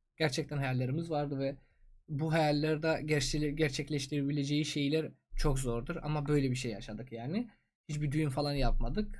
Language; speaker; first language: Turkish; non-native, fluent; Persian